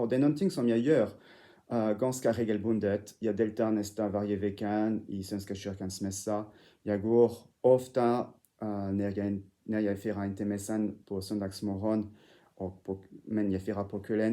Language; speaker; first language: Swedish; non-native, fluent; French